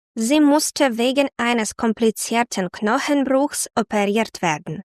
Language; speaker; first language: German; non-native, fluent; Ukrainian